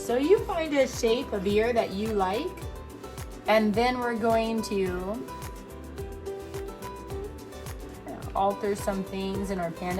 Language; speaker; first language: English; native; English